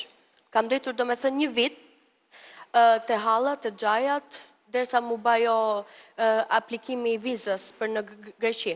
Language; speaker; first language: Albanian; early bilingual, heritage; Albanian